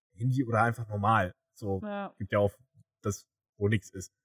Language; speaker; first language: German; native; German